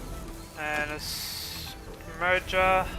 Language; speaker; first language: English; native; English